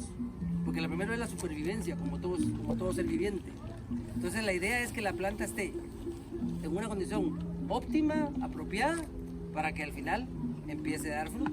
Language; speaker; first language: Spanish; native; Spanish